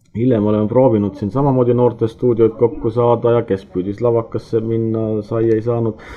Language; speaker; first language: Estonian; non-native, local second language; Russian